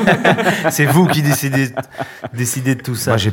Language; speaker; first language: French; early bilingual, other home language; Spanish